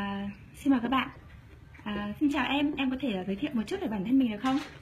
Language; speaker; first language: Vietnamese; native; Vietnamese